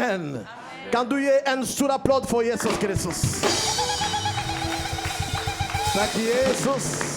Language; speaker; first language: Swedish; non-native, learner; Lingala